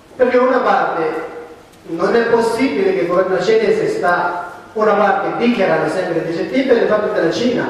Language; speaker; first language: Italian; non-native, learner; Tibetan